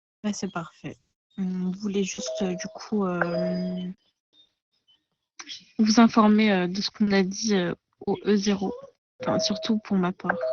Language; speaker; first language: French; native; French